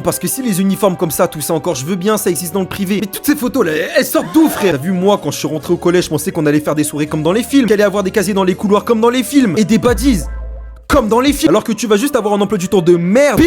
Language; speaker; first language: French; native; French